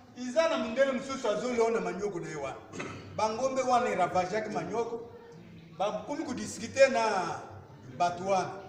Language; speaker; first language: Lingala; non-native, local second language; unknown